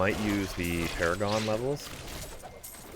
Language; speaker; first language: English; native; English